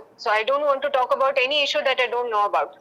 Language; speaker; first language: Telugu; non-native, local second language; Hindi